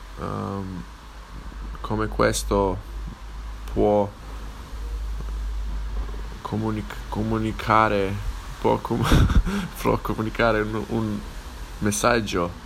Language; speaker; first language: Italian; non-native, learner; English